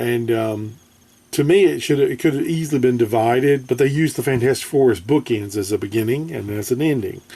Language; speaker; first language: English; native; English